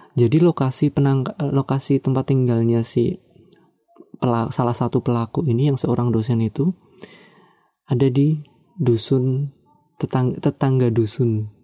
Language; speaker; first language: Indonesian; non-native, local second language; Javanese